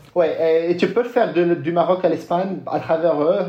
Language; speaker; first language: French; non-native, local second language; Arabic